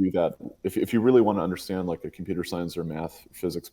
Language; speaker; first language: English; native; English